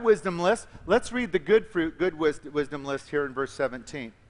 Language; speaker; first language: English; native; English